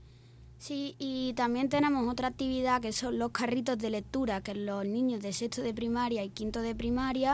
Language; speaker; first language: Spanish; native; Spanish